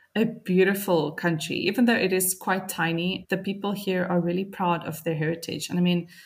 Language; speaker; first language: English; native; English